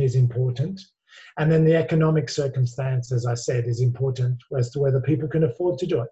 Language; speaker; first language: English; native; English